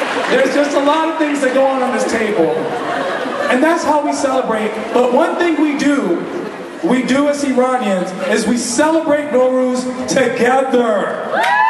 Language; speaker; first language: English; early bilingual, other home language; Persian